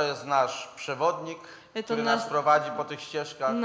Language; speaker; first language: Polish; native; Polish